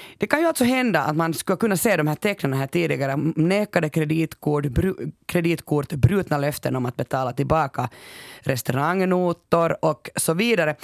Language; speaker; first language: Swedish; native; Swedish